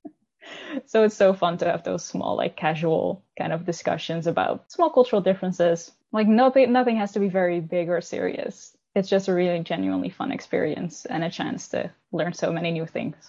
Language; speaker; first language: English; non-native, fluent; Dutch